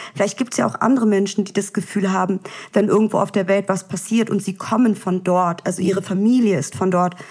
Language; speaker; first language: German; early bilingual, other home language; Russian